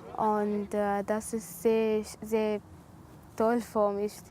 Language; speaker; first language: German; non-native, learner; Arabic